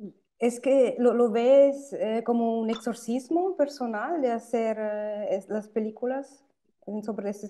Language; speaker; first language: Spanish; non-native, fluent; German